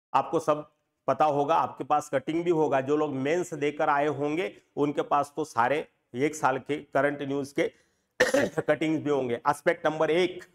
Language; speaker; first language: Hindi; non-native, local second language; Marathi